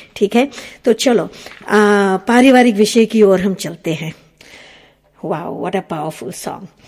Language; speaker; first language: Hindi; early bilingual, heritage; Hindi